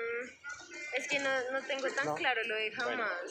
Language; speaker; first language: Spanish; native; Spanish